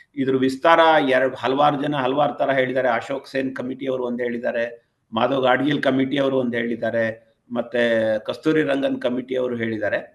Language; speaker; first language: Kannada; non-native, local second language; Tamil